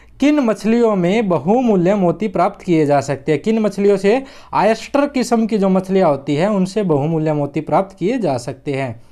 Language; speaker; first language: Hindi; native; Hindi